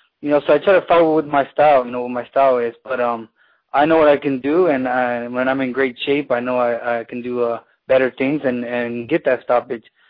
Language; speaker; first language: English; early bilingual, other home language; Spanish